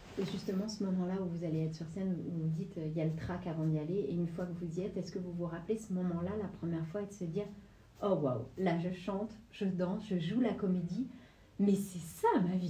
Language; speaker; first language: French; native; French